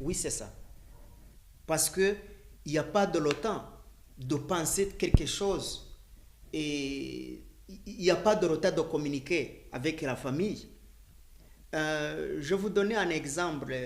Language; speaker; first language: French; non-native, learner; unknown